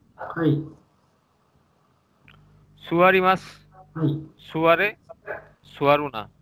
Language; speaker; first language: Japanese; non-native, learner; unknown